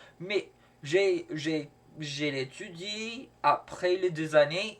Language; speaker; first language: French; non-native, learner; English